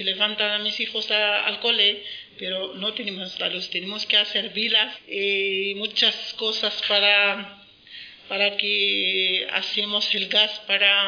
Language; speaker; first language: Spanish; non-native, learner; Arabic